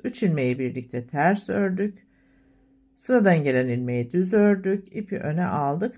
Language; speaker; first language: Turkish; native; Turkish